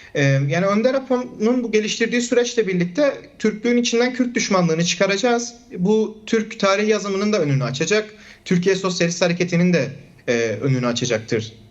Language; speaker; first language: Turkish; non-native, local second language; Kurdish